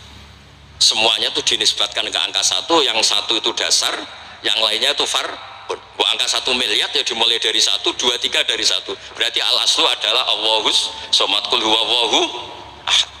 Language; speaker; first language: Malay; non-native, local second language; Javanese